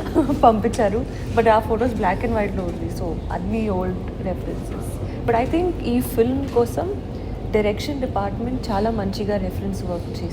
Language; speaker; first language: Telugu; non-native, learner; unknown